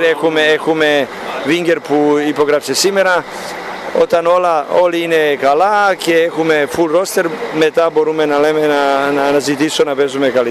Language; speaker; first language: Greek; non-native, fluent; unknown